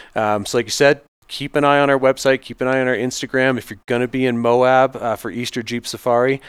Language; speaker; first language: English; native; English